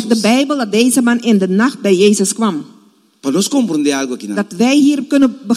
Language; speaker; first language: Dutch; non-native, local second language; Papiamento